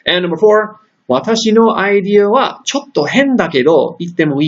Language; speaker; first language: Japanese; non-native, fluent; English